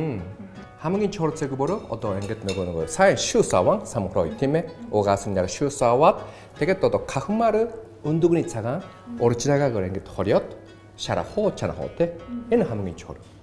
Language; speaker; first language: Mongolian; non-native, fluent; Japanese